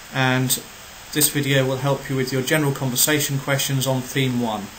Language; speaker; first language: English; native; English